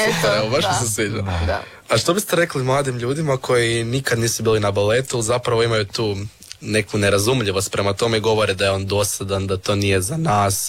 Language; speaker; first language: Serbian; native; Serbian